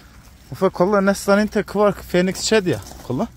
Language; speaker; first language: Swedish; non-native, learner; Turkish